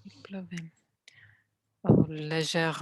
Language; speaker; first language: French; non-native, learner; Russian